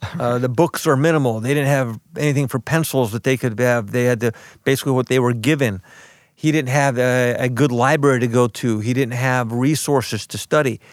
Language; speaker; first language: English; early bilingual, other home language; Arabic